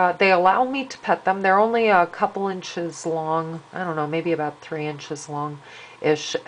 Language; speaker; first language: English; native; English